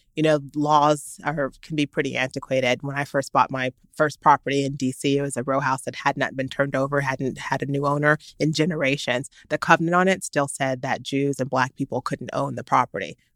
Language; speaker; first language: English; native; English